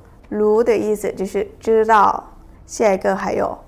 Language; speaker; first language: Chinese; non-native, fluent; Thai